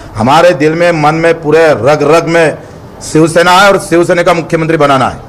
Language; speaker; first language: Hindi; non-native, local second language; Marathi